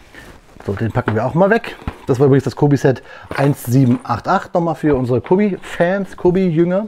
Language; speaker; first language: German; native; German